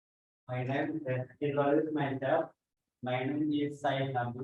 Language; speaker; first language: English; non-native, learner; Indonesian